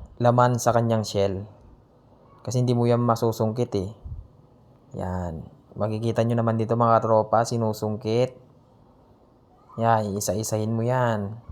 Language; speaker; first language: Filipino; non-native, local second language; Iloko